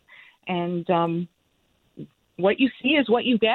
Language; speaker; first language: English; non-native, fluent; Spanish